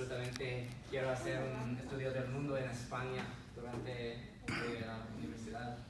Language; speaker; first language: Spanish; non-native, learner; English